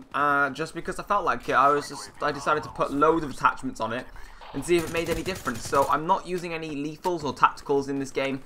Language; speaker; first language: English; native; English